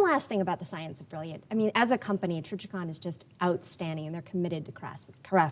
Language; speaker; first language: English; native; English